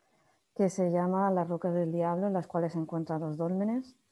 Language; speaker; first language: Spanish; native; Spanish